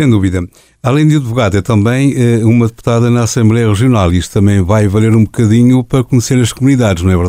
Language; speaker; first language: Portuguese; native; Portuguese